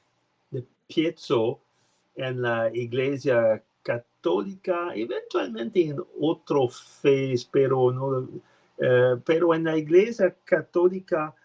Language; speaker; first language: Spanish; non-native, learner; French